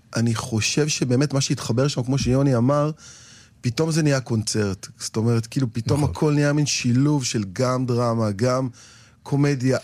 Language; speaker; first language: Hebrew; native; Hebrew